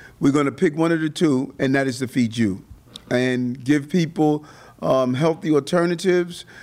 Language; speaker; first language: English; native; English